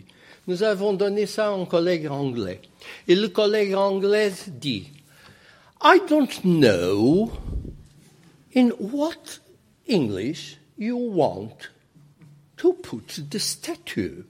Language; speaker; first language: French; non-native, fluent; Portuguese